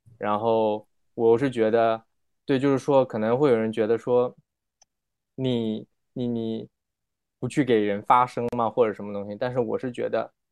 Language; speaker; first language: Chinese; native; Chinese